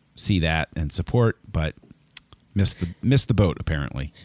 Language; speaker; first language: English; native; English